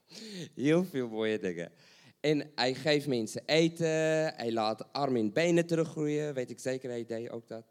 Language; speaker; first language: Dutch; non-native, learner; English